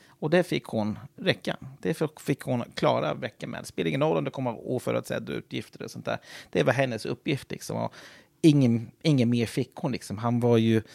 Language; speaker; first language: Swedish; non-native, fluent; English